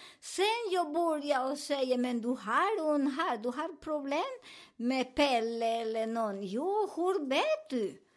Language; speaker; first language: Swedish; non-native, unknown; Spanish